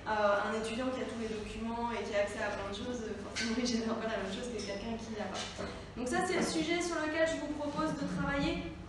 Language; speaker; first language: French; native; French